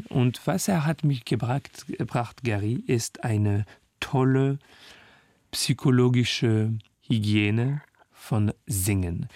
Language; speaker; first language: German; non-native, learner; French